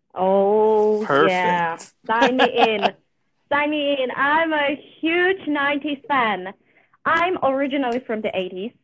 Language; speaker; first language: English; non-native, fluent; Polish